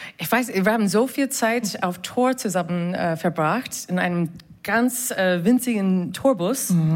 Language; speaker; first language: German; non-native, fluent; English